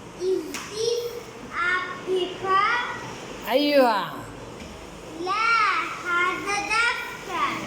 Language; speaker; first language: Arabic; non-native, learner; Bangla